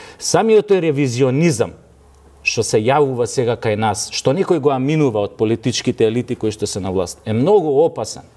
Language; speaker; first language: Macedonian; native; Macedonian